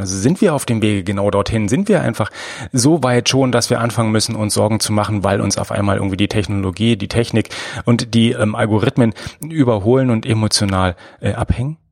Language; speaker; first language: German; native; German